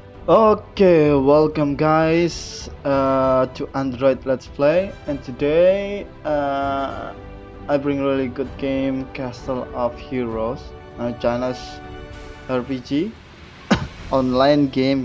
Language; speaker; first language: English; non-native, learner; Indonesian